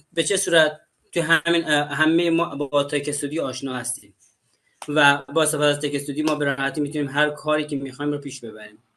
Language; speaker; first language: Persian; native; Persian